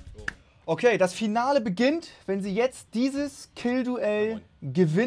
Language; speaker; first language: German; native; German